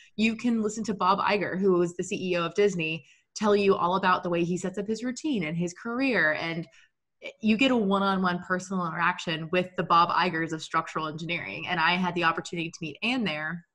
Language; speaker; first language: English; native; English